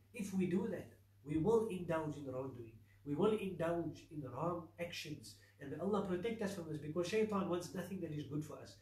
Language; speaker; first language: English; native; English